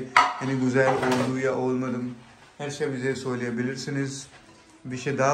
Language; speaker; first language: Turkish; non-native, learner; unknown